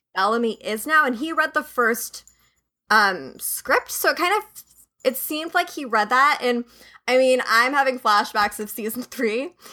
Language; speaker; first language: English; native; English